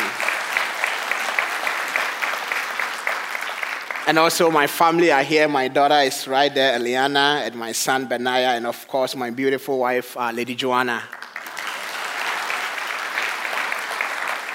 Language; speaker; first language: English; non-native, local second language; Akan